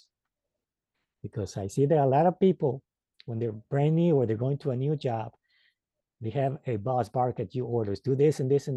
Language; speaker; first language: English; non-native, fluent; Spanish